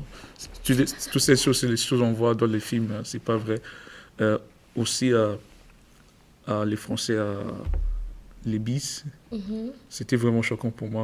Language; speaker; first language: French; non-native, learner; English